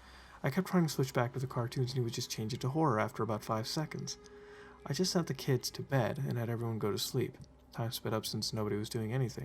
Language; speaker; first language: English; native; English